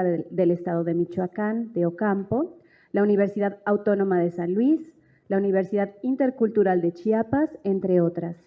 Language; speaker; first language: Spanish; native; Spanish